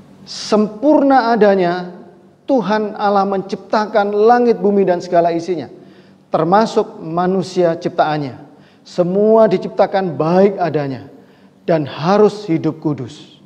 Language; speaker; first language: Indonesian; native; Indonesian